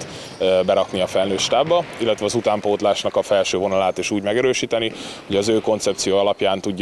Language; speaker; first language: Hungarian; native; Hungarian